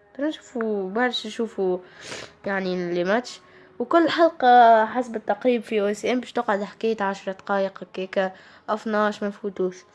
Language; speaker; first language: Arabic; native; Arabic